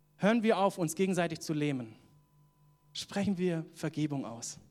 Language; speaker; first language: German; native; German